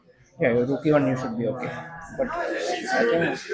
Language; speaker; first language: English; non-native, fluent; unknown